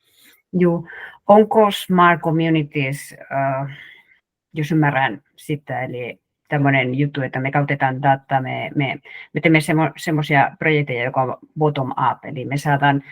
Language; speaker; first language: Finnish; non-native, fluent; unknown